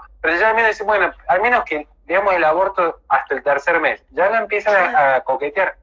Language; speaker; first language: Spanish; native; Spanish